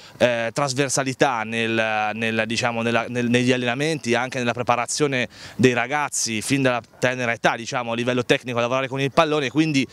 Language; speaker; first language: Italian; native; Italian